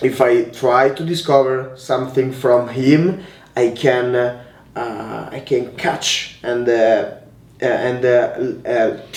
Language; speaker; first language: English; non-native, learner; Italian